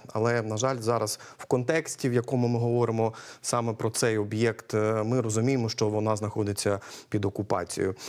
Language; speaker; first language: Ukrainian; native; Ukrainian